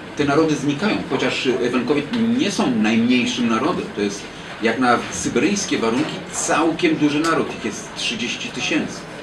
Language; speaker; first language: Polish; native; Polish